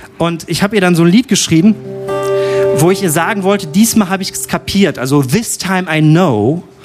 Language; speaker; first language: German; native; German